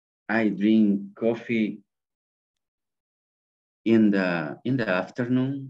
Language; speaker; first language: English; non-native, learner; Spanish